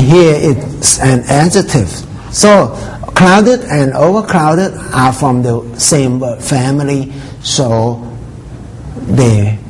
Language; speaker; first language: English; non-native, fluent; Thai